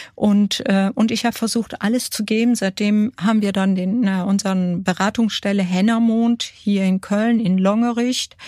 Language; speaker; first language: German; early bilingual, other home language; Kurdish